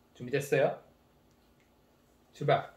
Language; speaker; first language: Korean; non-native, learner; Dutch